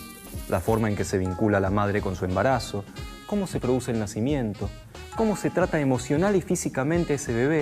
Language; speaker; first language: Spanish; native; Spanish